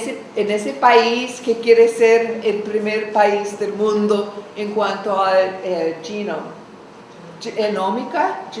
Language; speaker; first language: Spanish; non-native, fluent; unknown